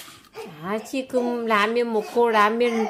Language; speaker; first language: Korean; non-native, learner; Vietnamese